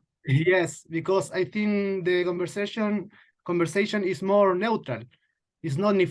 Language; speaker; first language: English; non-native, learner; Spanish